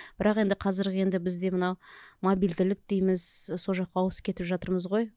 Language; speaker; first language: Kazakh; native; Kazakh